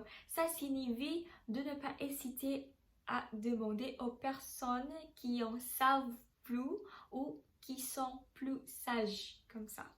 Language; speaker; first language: French; non-native, learner; Indonesian